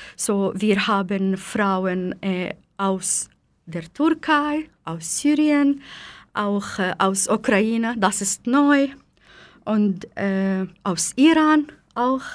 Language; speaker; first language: German; non-native, fluent; Arabic